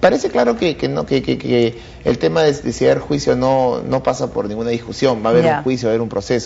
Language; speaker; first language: Spanish; native; Spanish